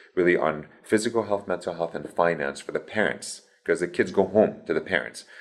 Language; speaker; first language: English; early bilingual, other home language; Persian